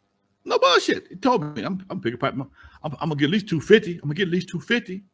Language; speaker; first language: English; native; English